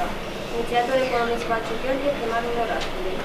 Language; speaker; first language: Romanian; native; Romanian